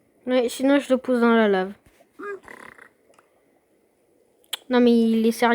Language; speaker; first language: French; native; French